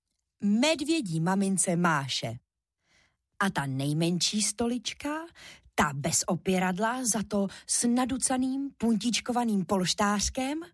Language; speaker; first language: Czech; native; Czech